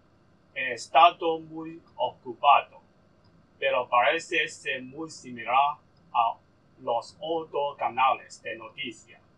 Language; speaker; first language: Spanish; non-native, learner; Cantonese